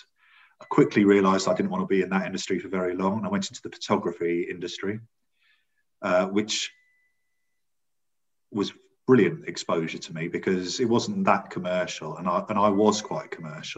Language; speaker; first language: English; native; English